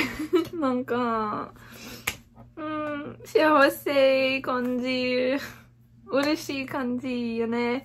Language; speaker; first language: Japanese; non-native, learner; English